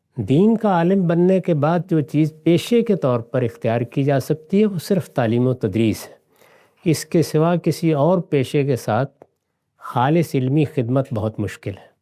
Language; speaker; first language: Urdu; non-native, local second language; Punjabi